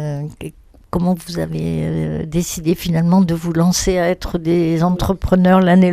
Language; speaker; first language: French; native; French